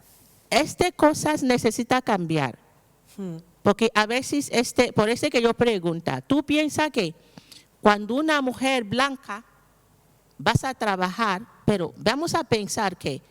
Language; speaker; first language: Spanish; non-native, learner; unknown